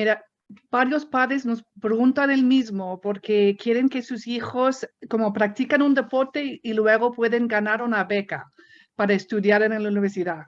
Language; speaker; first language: Spanish; non-native, fluent; English